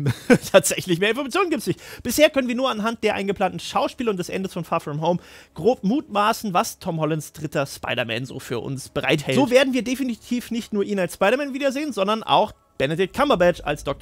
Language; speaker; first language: German; native; German